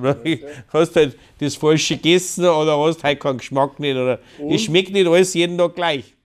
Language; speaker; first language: German; native; German